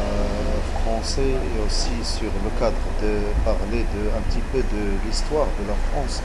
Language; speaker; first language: French; non-native, local second language; Arabic